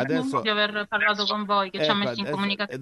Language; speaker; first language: Italian; native; Italian